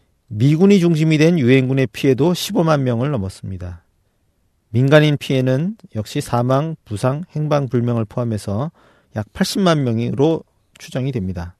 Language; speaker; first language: Korean; native; Korean